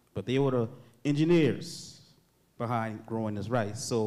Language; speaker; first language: English; native; English